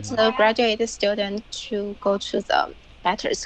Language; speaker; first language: English; non-native, learner; Chinese